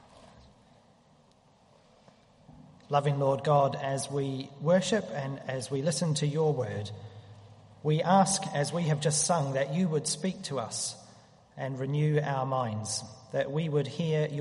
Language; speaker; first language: English; native; English